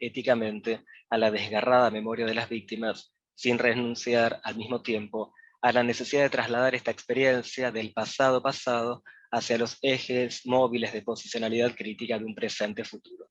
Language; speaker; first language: Spanish; native; Spanish